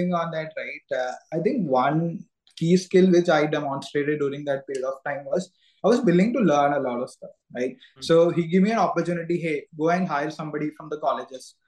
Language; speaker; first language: English; non-native, local second language; Malayalam